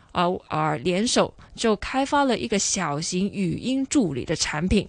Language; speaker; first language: Chinese; non-native, local second language; Cantonese